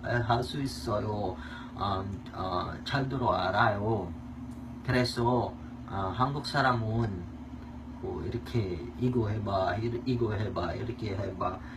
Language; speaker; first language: Korean; non-native, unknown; Filipino